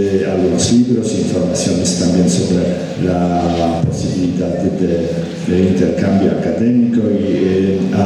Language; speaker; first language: Spanish; non-native, fluent; Polish